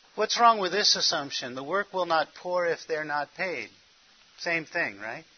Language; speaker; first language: English; native; English